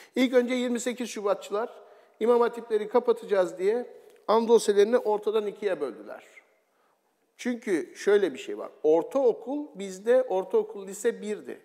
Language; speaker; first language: Turkish; native; Turkish